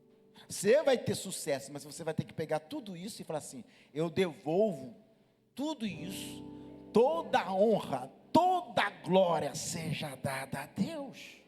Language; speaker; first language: Portuguese; native; Portuguese